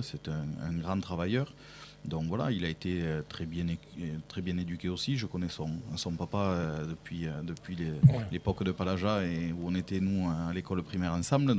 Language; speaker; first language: French; native; French